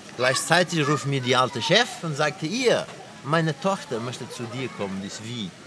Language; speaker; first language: German; non-native, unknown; Portuguese